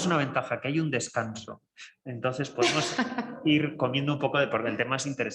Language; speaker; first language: Spanish; native; Spanish